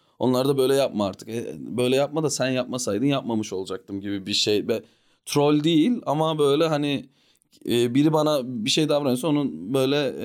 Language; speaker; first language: Turkish; early bilingual, heritage; Turkish